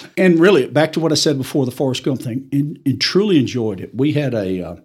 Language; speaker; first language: English; native; English